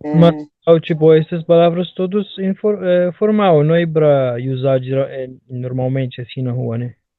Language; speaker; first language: Portuguese; non-native, learner; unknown